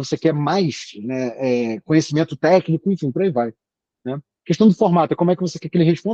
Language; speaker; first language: Portuguese; native; Portuguese